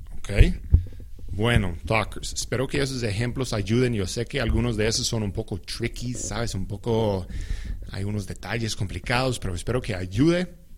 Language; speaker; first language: Spanish; non-native, fluent; English